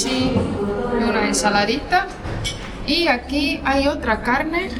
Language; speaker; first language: Spanish; non-native, fluent; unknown